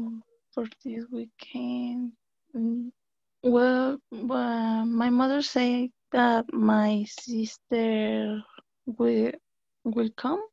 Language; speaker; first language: English; non-native, learner; Spanish